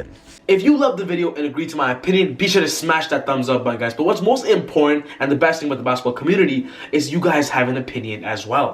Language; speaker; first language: English; native; English